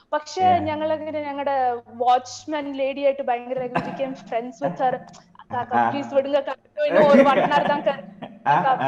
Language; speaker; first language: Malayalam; early bilingual, heritage; Malayalam